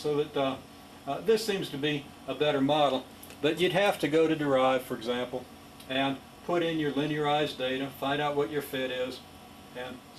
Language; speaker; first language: English; native; English